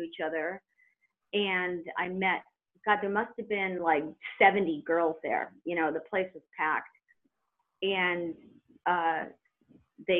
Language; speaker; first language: English; native; English